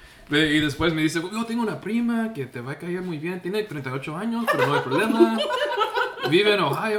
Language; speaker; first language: Spanish; early bilingual, other home language; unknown